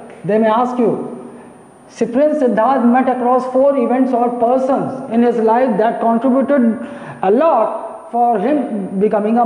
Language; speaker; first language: English; non-native, local second language; Hindi